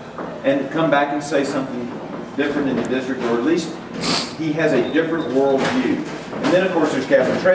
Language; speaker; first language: English; native; English